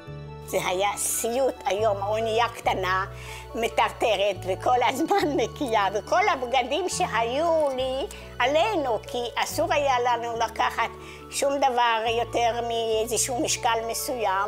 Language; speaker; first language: Hebrew; non-native, fluent; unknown